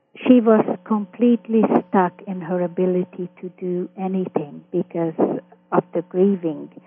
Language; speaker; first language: English; early bilingual, other home language; Hungarian